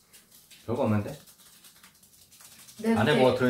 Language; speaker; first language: Portuguese; non-native, learner; Korean